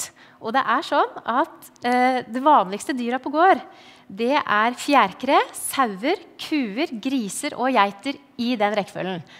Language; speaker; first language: Norwegian; native; Norwegian